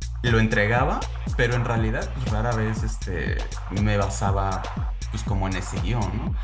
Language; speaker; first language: Spanish; native; Spanish